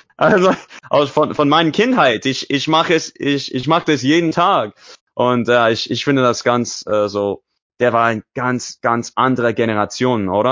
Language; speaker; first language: German; non-native, learner; English